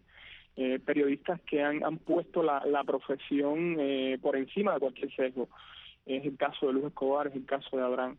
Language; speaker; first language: Spanish; native; Spanish